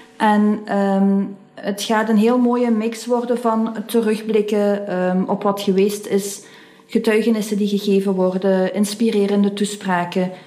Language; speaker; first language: Dutch; native; Dutch